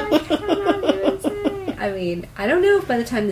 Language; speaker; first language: English; native; English